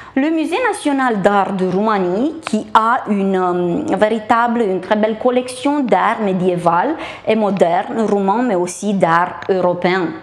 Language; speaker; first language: French; non-native, fluent; Romanian